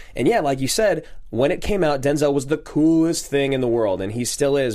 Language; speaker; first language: English; native; English